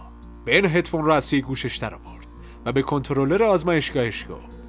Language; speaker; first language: Persian; native; Persian